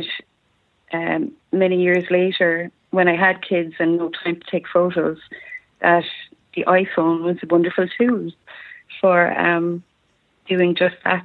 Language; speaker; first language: English; native; English